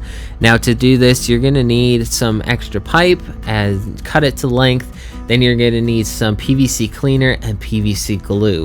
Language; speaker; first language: English; native; English